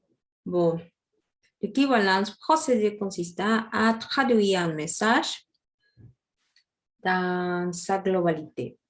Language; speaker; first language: French; non-native, learner; Spanish